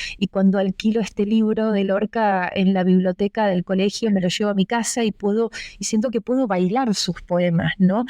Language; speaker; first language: Spanish; early bilingual, other home language; Russian